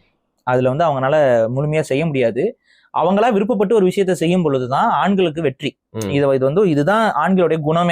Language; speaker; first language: Tamil; native; Tamil